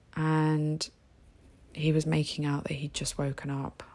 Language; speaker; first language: English; native; English